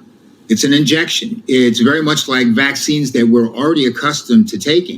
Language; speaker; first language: English; native; English